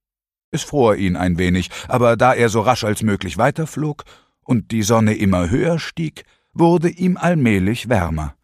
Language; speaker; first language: German; native; German